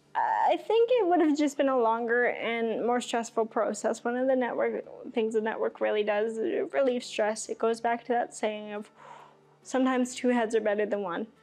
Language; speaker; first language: English; native; English